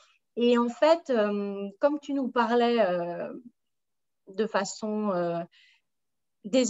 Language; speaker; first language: French; native; French